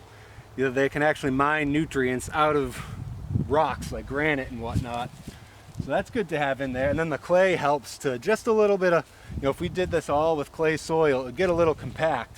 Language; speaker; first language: English; native; English